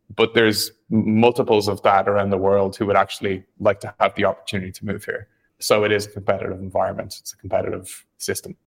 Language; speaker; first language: English; native; English